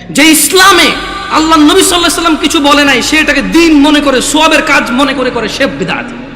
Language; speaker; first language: Bangla; early bilingual, heritage; Bangla